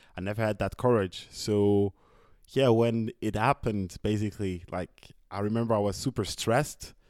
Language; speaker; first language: English; non-native, fluent; French